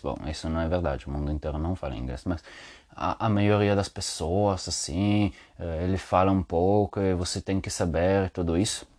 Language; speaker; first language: Portuguese; non-native, learner; Spanish